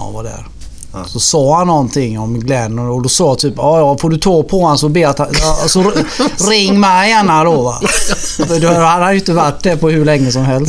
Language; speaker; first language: Swedish; native; Swedish